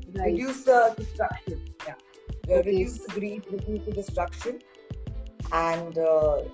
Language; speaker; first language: English; non-native, local second language; Hindi